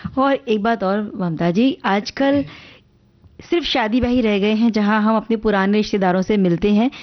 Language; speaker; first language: Hindi; native; Hindi